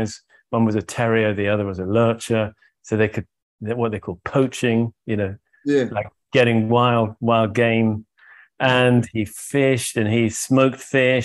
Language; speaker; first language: English; native; English